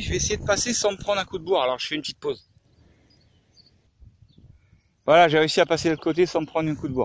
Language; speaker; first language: French; native; French